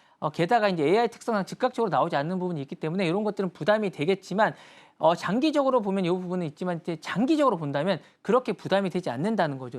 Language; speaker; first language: Korean; native; Korean